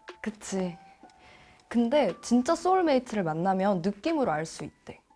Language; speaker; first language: Korean; native; Korean